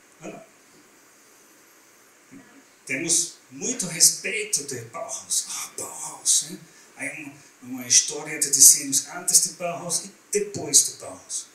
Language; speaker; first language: Portuguese; non-native, learner; German